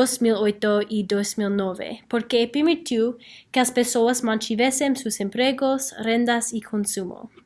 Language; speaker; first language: Portuguese; non-native, learner; English